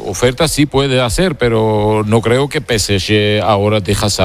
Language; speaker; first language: Spanish; non-native, learner; Georgian